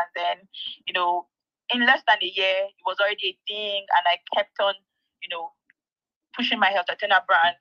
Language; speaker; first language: English; non-native, local second language; Igbo